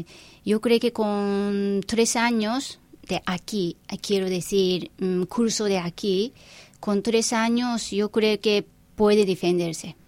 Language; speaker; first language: Spanish; non-native, fluent; Japanese